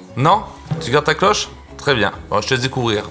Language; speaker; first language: French; native; French